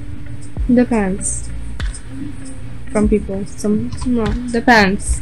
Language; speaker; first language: English; non-native, learner; Polish